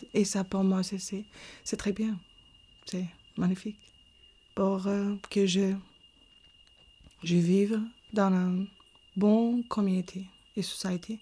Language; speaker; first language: French; non-native, learner; Arabic